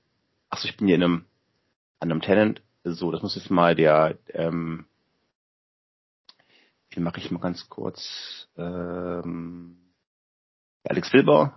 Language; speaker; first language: German; native; German